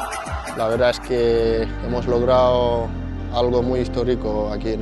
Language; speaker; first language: Spanish; non-native, fluent; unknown